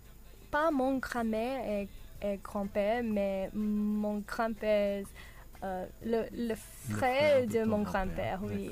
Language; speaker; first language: French; non-native, learner; English